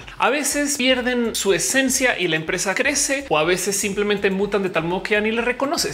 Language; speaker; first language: Spanish; native; Spanish